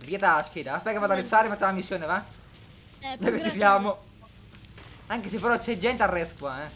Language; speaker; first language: Italian; native; Italian